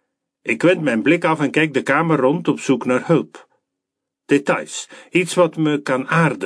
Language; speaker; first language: Dutch; native; Dutch